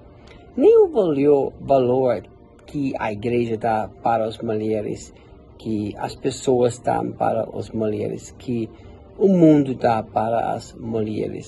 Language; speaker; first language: Portuguese; non-native, fluent; German